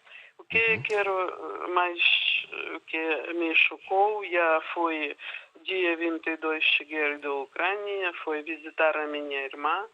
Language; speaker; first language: Portuguese; non-native, learner; Ukrainian